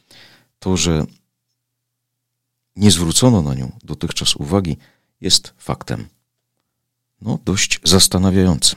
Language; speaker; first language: Polish; native; Polish